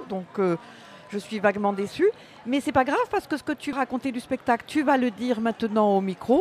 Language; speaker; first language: French; native; French